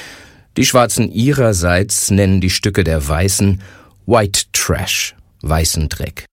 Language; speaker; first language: German; native; German